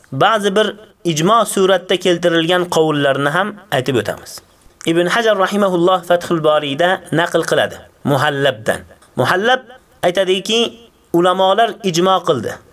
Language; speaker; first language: Uzbek; native; Uzbek